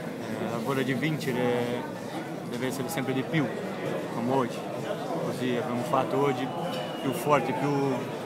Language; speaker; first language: Italian; non-native, fluent; Portuguese